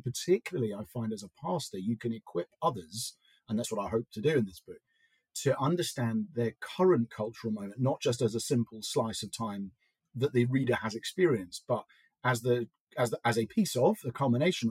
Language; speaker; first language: English; native; English